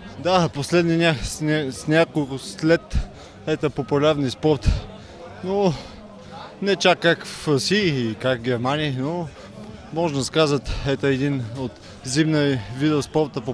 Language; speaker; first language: Russian; non-native, learner; Bulgarian